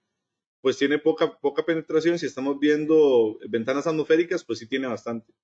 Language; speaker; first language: Spanish; native; Spanish